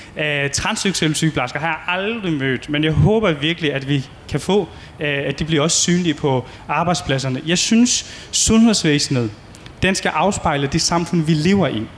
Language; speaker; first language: Danish; early bilingual, other home language; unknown